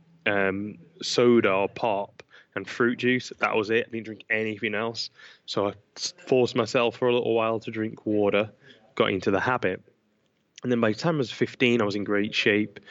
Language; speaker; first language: English; native; English